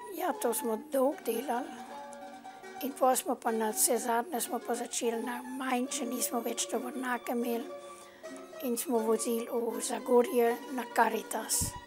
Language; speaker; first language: Slovenian; early bilingual, heritage; Slovenian